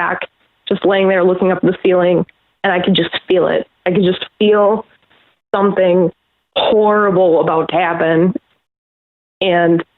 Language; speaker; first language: English; native; English